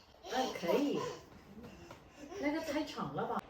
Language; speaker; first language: Chinese; non-native, learner; Filipino